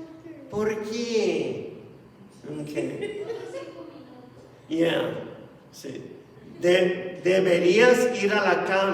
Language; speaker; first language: Spanish; non-native, fluent; English